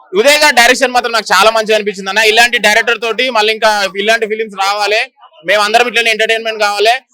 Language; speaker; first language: Telugu; native; Telugu